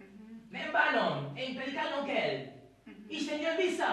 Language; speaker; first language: Hungarian; non-native, learner; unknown